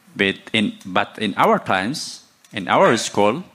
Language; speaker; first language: English; non-native, learner; Persian